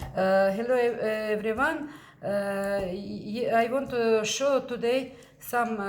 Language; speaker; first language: English; non-native, learner; Russian